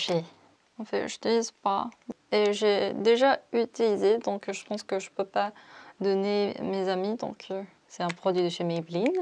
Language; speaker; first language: French; non-native, fluent; Korean